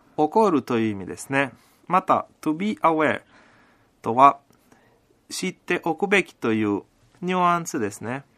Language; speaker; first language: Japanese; non-native, fluent; Italian